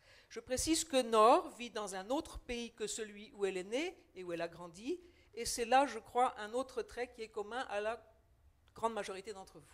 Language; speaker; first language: French; native; French